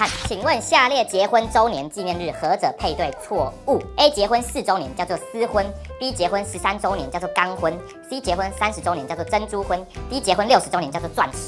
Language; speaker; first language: Chinese; native; Chinese